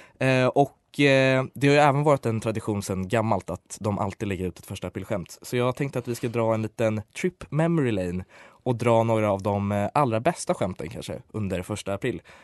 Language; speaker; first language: Swedish; native; Swedish